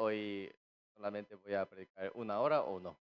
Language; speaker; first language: Spanish; non-native, fluent; Korean